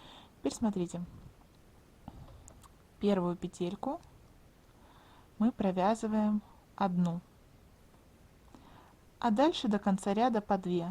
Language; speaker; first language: Russian; native; Russian